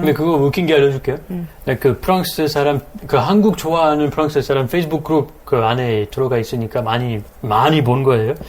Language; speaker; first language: Korean; non-native, fluent; French